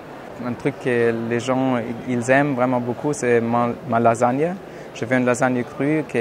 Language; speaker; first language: French; non-native, fluent; German